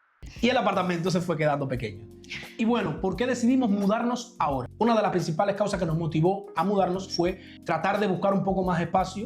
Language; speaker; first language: Spanish; native; Spanish